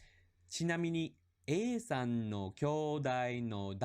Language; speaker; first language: Japanese; non-native, fluent; English